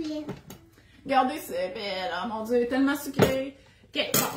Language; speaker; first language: French; native; French